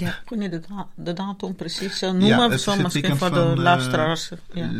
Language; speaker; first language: Dutch; non-native, fluent; Italian